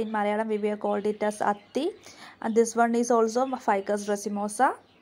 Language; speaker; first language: English; non-native, local second language; Malayalam